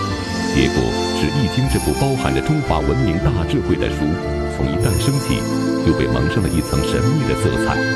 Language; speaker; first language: Chinese; native; Chinese